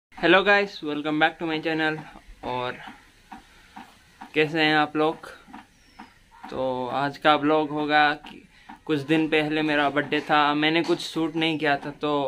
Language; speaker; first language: Hindi; non-native, local second language; Odia